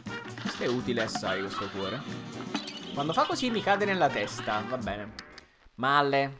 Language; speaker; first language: Italian; native; Italian